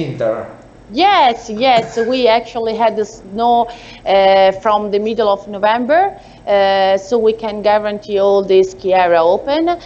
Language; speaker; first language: English; non-native, learner; Italian